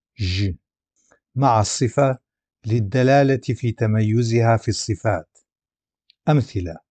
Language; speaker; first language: Arabic; non-native, local second language; Adyghe